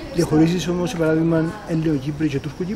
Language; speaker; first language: Greek; native; Greek